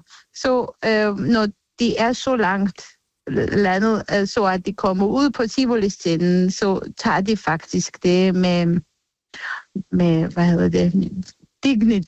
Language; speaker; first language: Danish; non-native, fluent; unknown